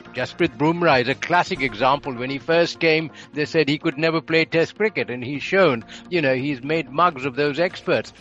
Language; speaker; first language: English; non-native, local second language; Bangla